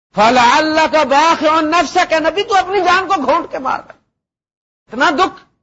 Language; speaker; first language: Urdu; non-native, local second language; Punjabi